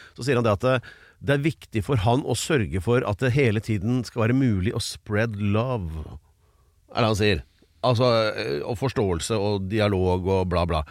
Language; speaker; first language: Norwegian; native; Norwegian